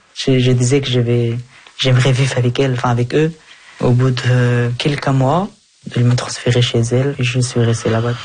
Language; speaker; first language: French; early bilingual, other home language; Persian